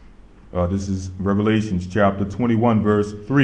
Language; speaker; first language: English; native; English